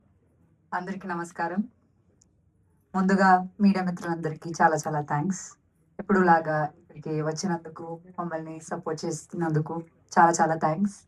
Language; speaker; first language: Telugu; non-native, fluent; Malayalam